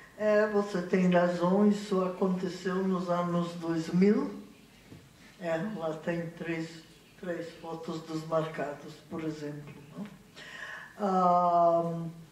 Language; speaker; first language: Portuguese; non-native, fluent; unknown